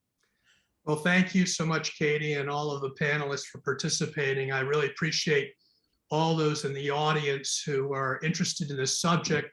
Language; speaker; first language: English; native; English